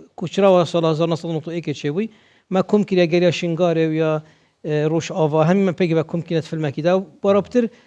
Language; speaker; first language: Kurdish; native; Kurdish